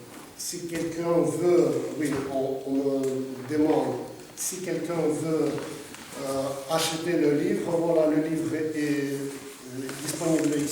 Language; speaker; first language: French; non-native, fluent; Russian